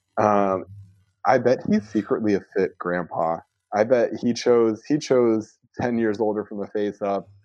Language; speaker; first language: English; native; English